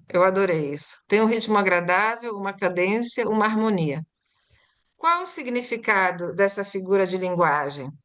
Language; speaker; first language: Portuguese; early bilingual, other home language; Italian